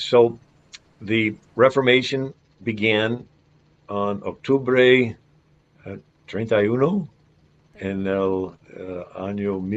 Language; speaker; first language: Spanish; non-native, learner; English